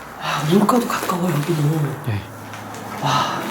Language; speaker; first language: Korean; native; Korean